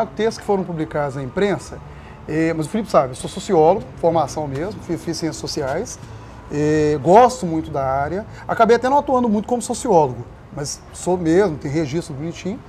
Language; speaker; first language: Portuguese; native; Portuguese